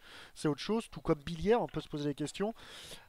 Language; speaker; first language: French; native; French